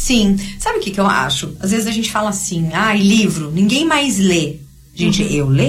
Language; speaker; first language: Portuguese; native; Portuguese